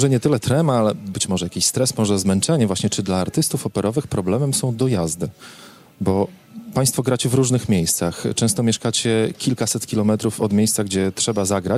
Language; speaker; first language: Polish; native; Polish